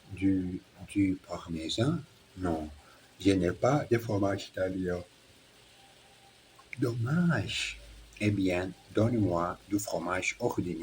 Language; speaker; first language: French; non-native, learner; Portuguese